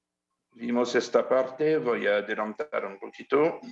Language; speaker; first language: Spanish; non-native, learner; French